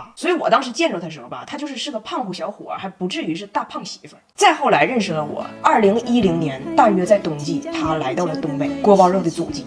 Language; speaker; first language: Chinese; native; Chinese